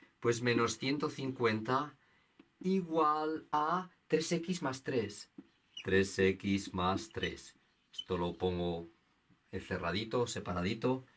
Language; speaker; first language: Spanish; native; Spanish